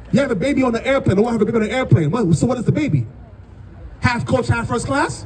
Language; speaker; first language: English; native; English